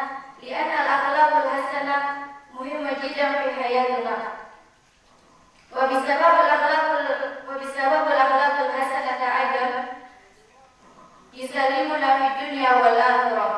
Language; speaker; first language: Arabic; non-native, learner; Indonesian